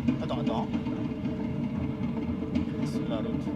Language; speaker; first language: French; non-native, learner; Japanese